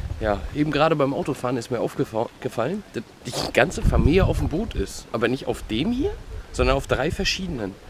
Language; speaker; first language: German; native; German